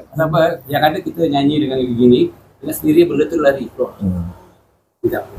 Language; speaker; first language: Malay; native; Malay